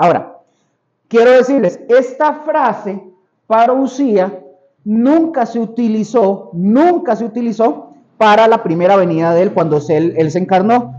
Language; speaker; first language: Spanish; native; Spanish